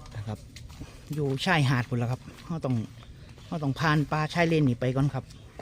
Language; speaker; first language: Thai; native; Thai